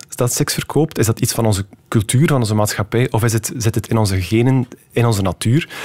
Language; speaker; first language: Dutch; native; Dutch